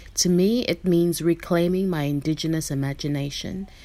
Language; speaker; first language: English; non-native, local second language; Shona